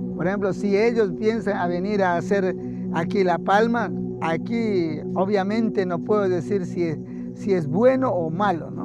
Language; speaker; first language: Spanish; non-native, local second language; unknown